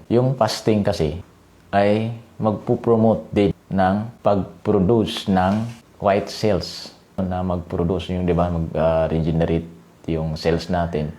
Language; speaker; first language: Filipino; non-native, local second language; Cebuano